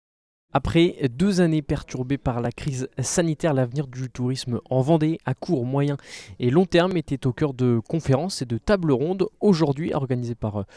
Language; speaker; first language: French; native; French